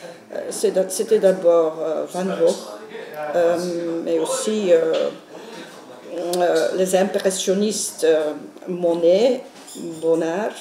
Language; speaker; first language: French; non-native, local second language; Dutch